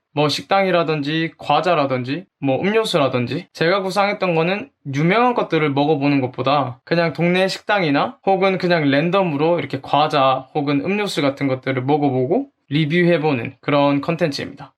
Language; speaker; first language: Korean; native; Korean